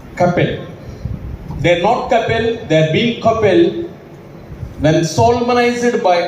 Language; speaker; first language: English; non-native, local second language; Telugu